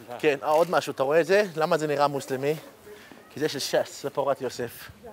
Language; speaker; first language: Hebrew; early bilingual, other home language; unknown